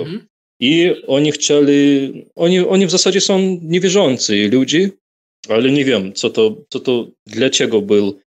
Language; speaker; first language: Polish; non-native, fluent; Russian